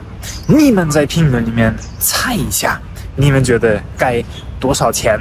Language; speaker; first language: Chinese; non-native, fluent; German